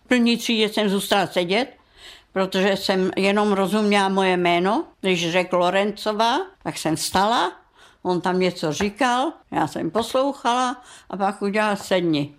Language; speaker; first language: Czech; non-native, local second language; German